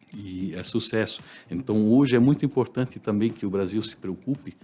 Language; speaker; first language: Portuguese; native; Portuguese